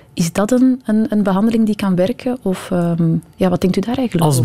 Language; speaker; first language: Dutch; native; Dutch